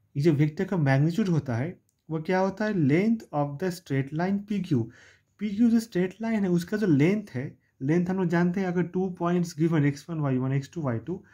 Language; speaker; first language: Hindi; non-native, local second language; Bangla